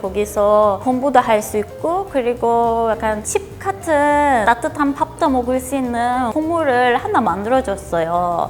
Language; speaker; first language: Korean; non-native, fluent; Turkish